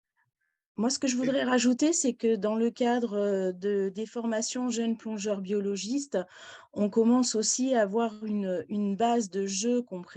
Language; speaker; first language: French; native; French